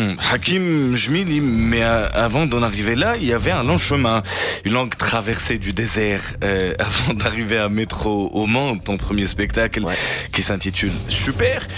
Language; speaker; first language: French; non-native, local second language; Arabic